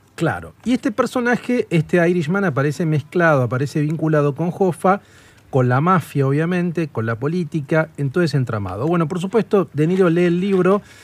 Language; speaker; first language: Spanish; native; Spanish